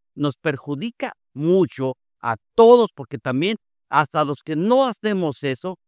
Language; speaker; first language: Spanish; native; Spanish